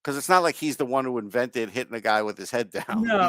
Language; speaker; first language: English; native; English